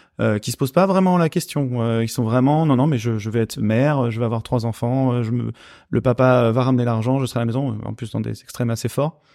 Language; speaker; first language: French; native; French